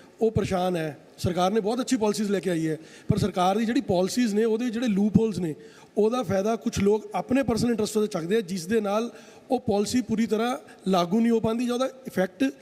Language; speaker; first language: Punjabi; non-native, local second language; Hindi